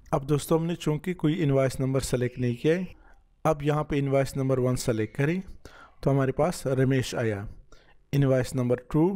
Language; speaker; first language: Urdu; non-native, local second language; Punjabi